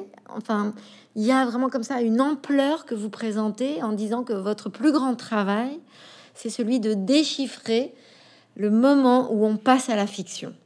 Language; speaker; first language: French; native; French